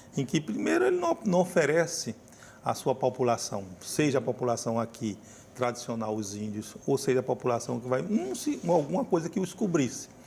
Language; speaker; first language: Portuguese; native; Portuguese